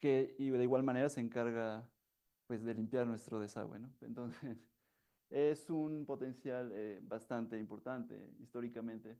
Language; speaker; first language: Spanish; native; Spanish